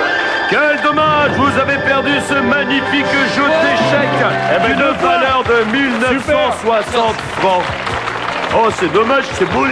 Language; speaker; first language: French; native; French